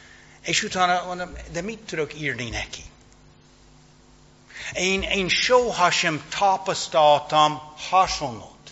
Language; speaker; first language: Hungarian; non-native, fluent; English